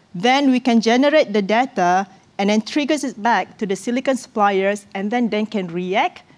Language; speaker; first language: English; non-native, local second language; Malay